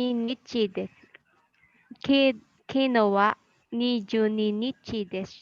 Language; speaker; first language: Japanese; non-native, learner; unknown